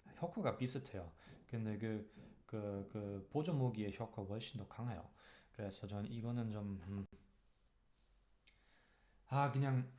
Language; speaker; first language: Korean; non-native, learner; German